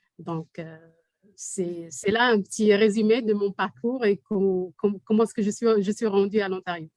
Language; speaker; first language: French; non-native, local second language; Arabic